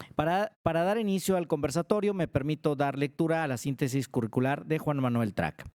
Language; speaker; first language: Spanish; native; Spanish